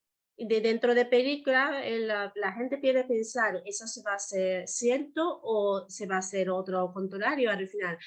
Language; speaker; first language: Spanish; non-native, learner; Japanese